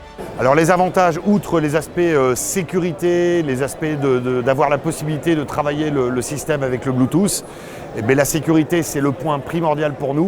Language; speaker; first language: French; native; French